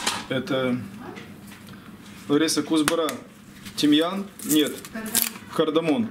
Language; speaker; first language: Russian; native; Russian